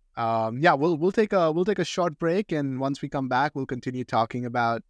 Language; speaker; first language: English; non-native, local second language; Hindi